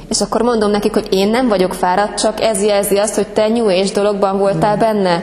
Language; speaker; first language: Hungarian; native; Hungarian